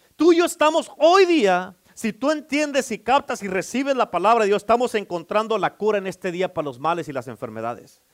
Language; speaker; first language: Spanish; native; Spanish